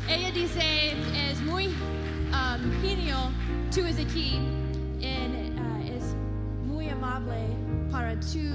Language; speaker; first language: Spanish; non-native, learner; English